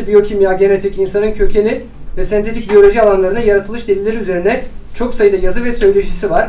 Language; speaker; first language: Turkish; native; Turkish